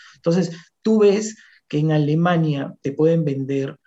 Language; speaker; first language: Spanish; native; Spanish